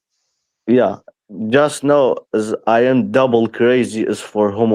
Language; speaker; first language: English; non-native, learner; Persian